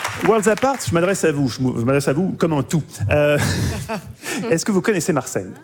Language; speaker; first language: French; native; French